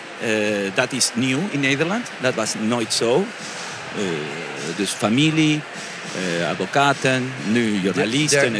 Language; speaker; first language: Dutch; non-native, fluent; Spanish